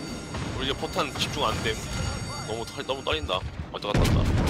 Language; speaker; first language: Korean; native; Korean